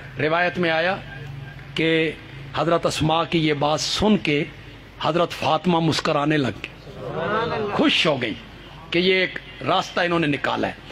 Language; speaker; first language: Urdu; non-native, local second language; Punjabi